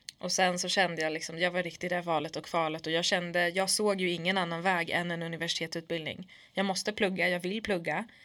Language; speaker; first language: Swedish; early bilingual, other home language; Kurdish